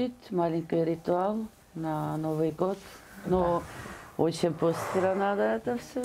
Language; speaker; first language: Russian; non-native, local second language; Estonian